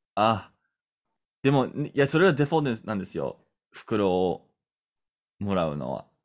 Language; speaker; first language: Japanese; non-native, fluent; English